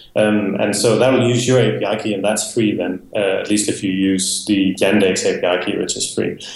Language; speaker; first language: English; non-native, fluent; Danish